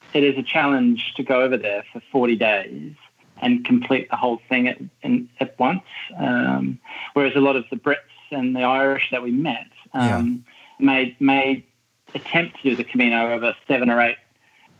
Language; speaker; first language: English; native; English